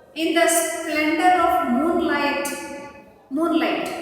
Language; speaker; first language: English; non-native, local second language; Kannada